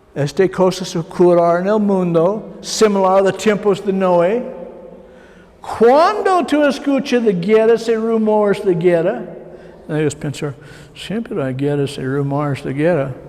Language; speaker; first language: Spanish; non-native, learner; English